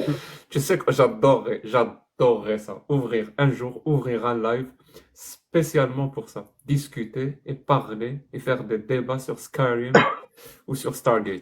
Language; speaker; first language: French; native; French